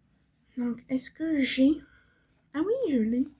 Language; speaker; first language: French; native; French